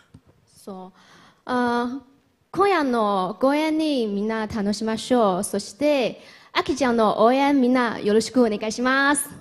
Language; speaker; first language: Japanese; non-native, learner; Chinese